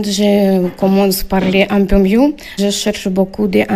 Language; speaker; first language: French; non-native, learner; Ukrainian